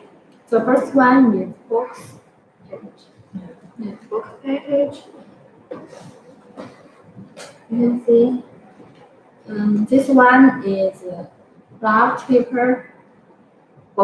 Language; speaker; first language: English; non-native, fluent; Chinese